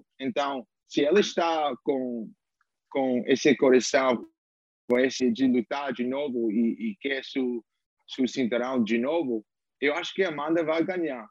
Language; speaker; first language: Portuguese; non-native, learner; English